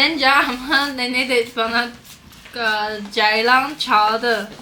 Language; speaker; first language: Turkish; non-native, learner; Chinese